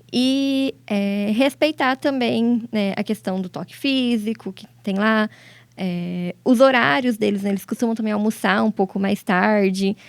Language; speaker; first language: Portuguese; native; Portuguese